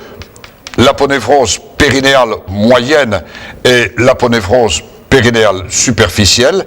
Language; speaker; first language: French; native; French